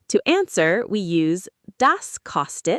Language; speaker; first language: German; non-native, fluent; Arabic